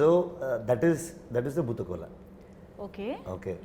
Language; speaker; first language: Telugu; non-native, learner; Kannada